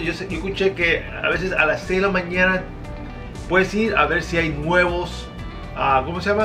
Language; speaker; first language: Spanish; early bilingual, heritage; Spanish